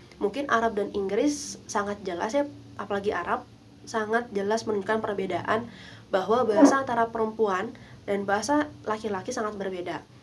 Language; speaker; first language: Indonesian; non-native, local second language; Sundanese